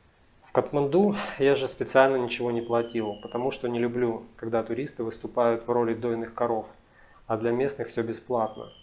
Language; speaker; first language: Russian; native; Russian